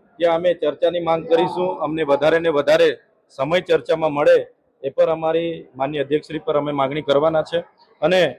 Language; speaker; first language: Gujarati; non-native, local second language; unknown